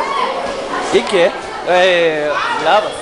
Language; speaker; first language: German; non-native, learner; Spanish